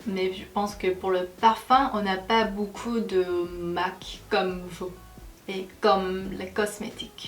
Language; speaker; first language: French; non-native, fluent; Korean